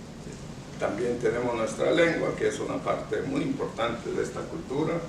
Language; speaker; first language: Spanish; non-native, local second language; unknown